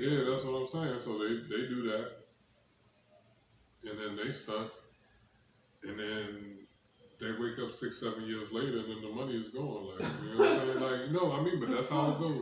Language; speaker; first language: English; native; English